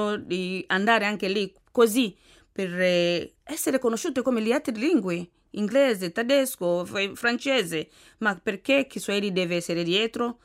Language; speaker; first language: Italian; non-native, fluent; Swahili